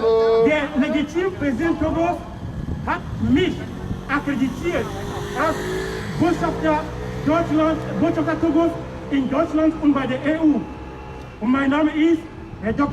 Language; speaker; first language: German; non-native, fluent; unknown